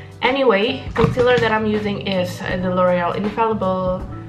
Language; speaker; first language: English; non-native, fluent; Indonesian